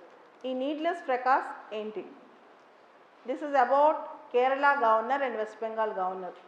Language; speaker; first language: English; non-native, local second language; Telugu